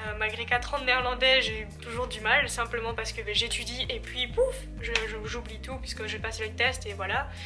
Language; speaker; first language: French; native; French